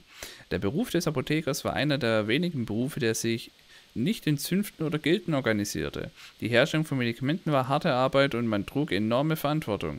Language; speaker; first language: German; native; German